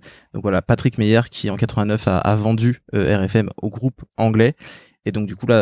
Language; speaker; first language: French; native; French